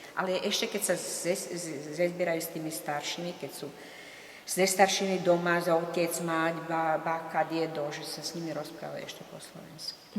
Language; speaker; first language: Slovak; early bilingual, heritage; Slovak